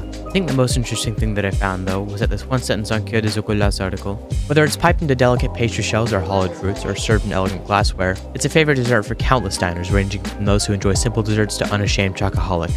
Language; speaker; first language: English; native; English